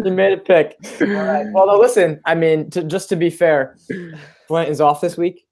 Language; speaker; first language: English; native; English